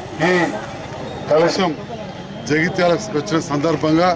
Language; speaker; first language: Telugu; native; Telugu